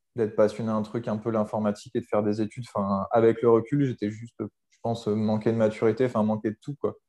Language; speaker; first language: French; native; French